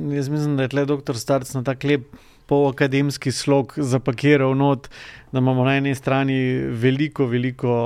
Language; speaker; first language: Slovenian; native; Slovenian